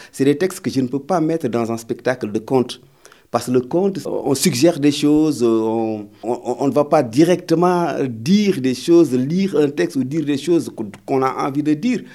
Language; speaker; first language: French; non-native, local second language; Wolof